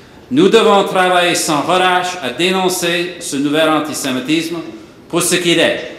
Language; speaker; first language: French; non-native, fluent; English